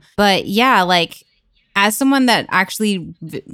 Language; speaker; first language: English; native; English